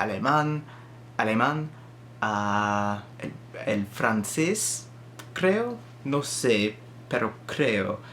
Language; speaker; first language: Spanish; non-native, learner; English